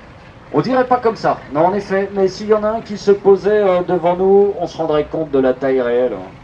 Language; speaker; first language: French; native; French